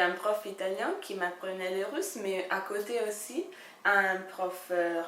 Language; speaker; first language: French; non-native, fluent; Italian